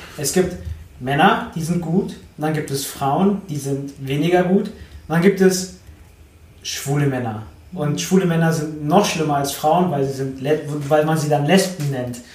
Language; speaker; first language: German; early bilingual, other home language; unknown